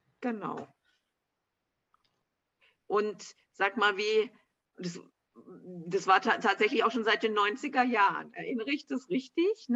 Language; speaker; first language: German; native; German